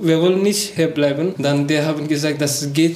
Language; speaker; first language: German; non-native, learner; Persian